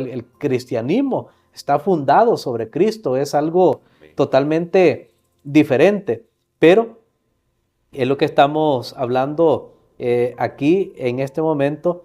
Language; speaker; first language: Spanish; native; Spanish